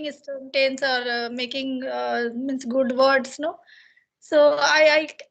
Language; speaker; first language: English; non-native, learner; Hindi